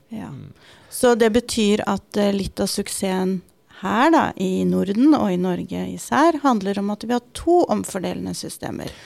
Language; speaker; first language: Norwegian; native; Norwegian